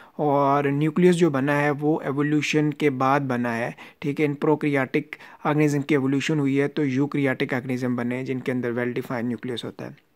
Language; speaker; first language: Urdu; non-native, local second language; Punjabi